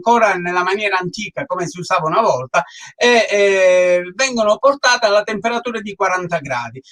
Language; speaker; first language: Italian; native; Italian